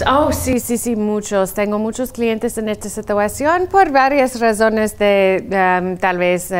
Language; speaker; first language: Spanish; non-native, fluent; English